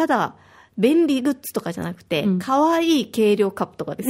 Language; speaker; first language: Japanese; native; Japanese